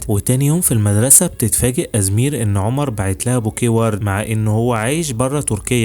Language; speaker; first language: Arabic; native; Arabic